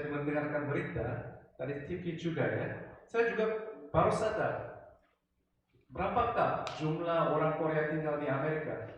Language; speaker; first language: Indonesian; non-native, fluent; Korean